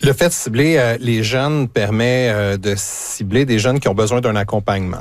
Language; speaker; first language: French; native; French